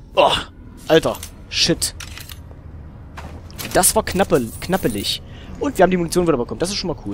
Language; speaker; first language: German; native; German